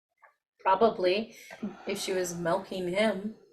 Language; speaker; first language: English; native; English